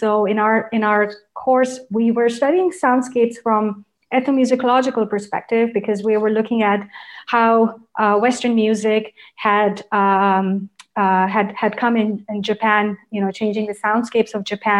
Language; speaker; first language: English; non-native, local second language; Urdu